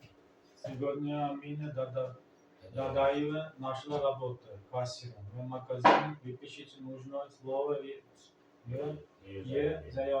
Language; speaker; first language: Russian; non-native, learner; Uzbek